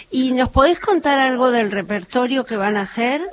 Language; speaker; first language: Spanish; native; Spanish